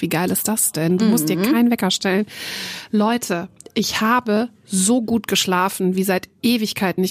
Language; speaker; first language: German; native; German